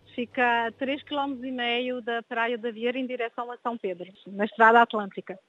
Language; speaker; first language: Portuguese; early bilingual, heritage; French